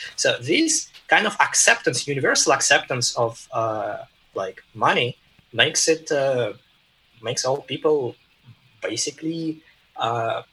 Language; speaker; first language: English; non-native, fluent; Russian